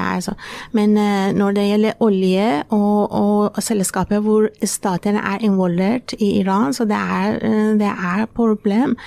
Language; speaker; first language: Norwegian; non-native, fluent; Persian